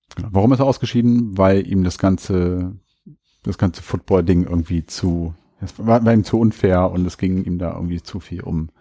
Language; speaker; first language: German; native; German